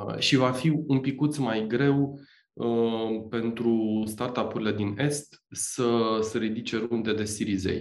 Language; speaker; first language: Romanian; native; Romanian